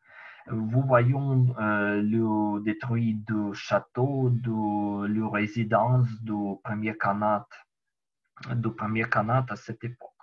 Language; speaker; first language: French; non-native, learner; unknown